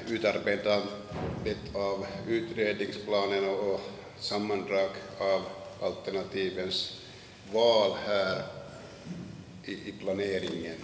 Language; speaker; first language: Swedish; non-native, local second language; Finnish